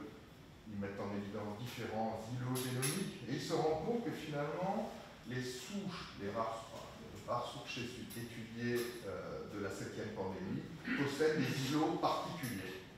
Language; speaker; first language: French; native; French